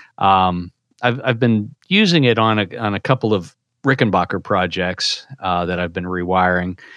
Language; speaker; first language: English; native; English